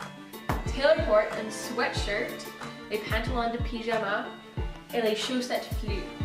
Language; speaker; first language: French; non-native, learner; English